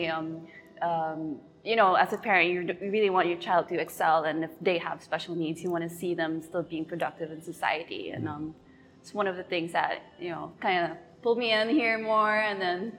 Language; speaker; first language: English; non-native, local second language; Filipino